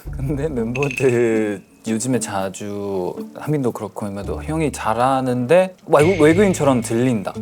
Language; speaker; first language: Korean; non-native, fluent; Chinese